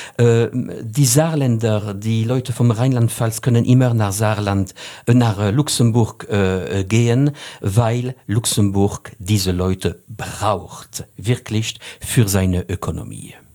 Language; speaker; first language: German; non-native, fluent; French